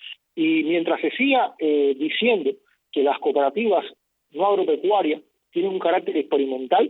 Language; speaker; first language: Spanish; native; Spanish